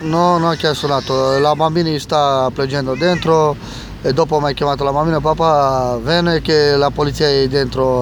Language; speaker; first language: Italian; non-native, learner; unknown